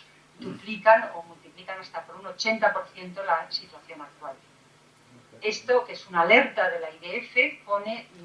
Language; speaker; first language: Spanish; native; Spanish